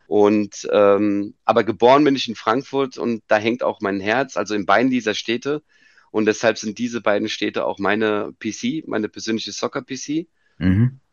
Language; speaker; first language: German; native; German